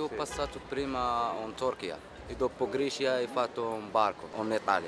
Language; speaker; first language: Italian; non-native, learner; Arabic